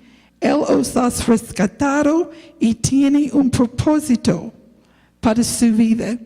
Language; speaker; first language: Spanish; non-native, learner; English